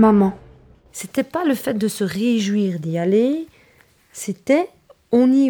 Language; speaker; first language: French; early bilingual, other home language; Italian